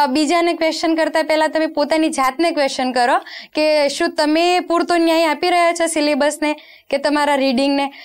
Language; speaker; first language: Gujarati; non-native, local second language; Rajasthani